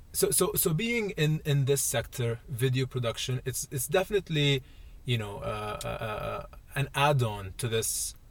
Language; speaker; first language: English; non-native, fluent; Arabic